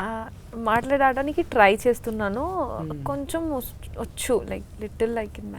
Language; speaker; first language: Telugu; non-native, learner; Bangla